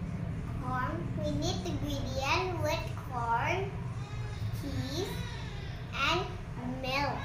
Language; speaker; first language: English; non-native, learner; Indonesian